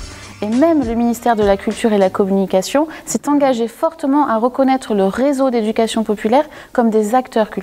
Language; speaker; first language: French; native; French